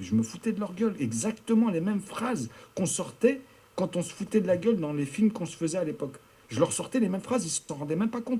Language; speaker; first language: French; native; French